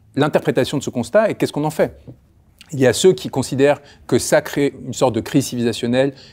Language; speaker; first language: French; early bilingual, other home language; Spanish